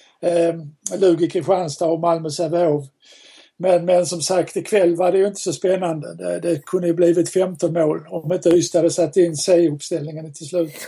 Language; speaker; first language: Swedish; native; Swedish